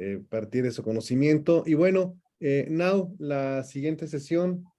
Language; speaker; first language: Spanish; native; Spanish